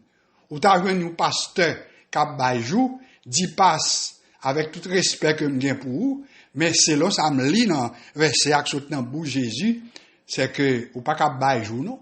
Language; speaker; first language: French; non-native, local second language; Haitian Creole